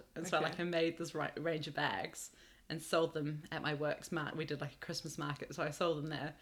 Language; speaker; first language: English; native; English